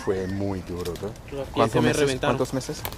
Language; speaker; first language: Spanish; non-native, learner; English